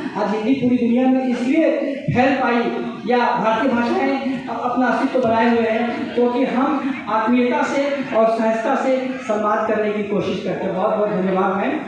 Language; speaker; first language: Hindi; native; Hindi